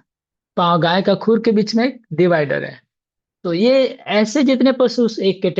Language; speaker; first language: Hindi; non-native, local second language; Bangla